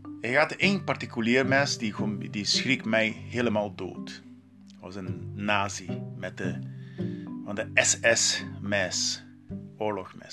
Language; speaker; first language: Dutch; non-native, learner; Portuguese